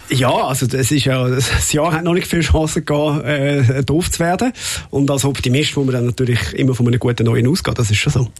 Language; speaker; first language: German; native; German